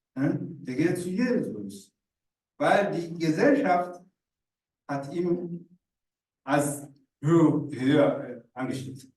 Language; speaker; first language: German; non-native, fluent; Rundi